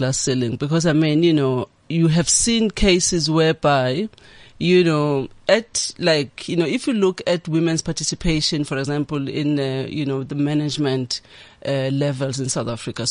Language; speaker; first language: English; non-native, local second language; Zulu